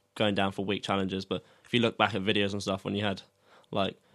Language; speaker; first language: English; native; English